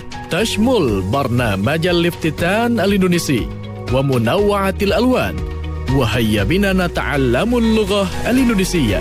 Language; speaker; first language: Arabic; non-native, fluent; Indonesian